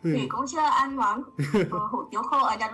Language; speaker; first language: Vietnamese; native; Vietnamese